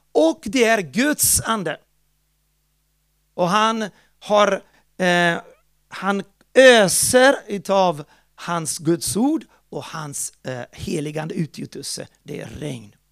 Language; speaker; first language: Swedish; non-native, fluent; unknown